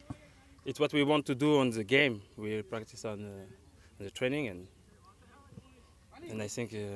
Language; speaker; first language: English; non-native, learner; French